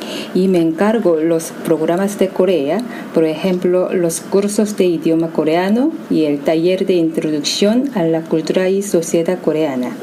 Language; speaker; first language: Spanish; non-native, fluent; Korean